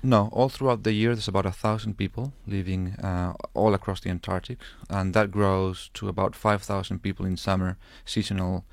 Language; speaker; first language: English; non-native, fluent; Spanish